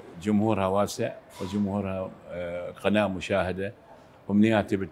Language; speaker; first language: Arabic; native; Arabic